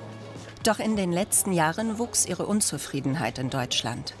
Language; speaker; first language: German; native; German